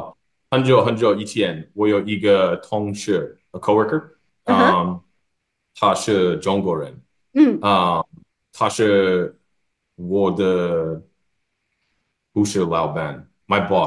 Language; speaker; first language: Chinese; non-native, learner; English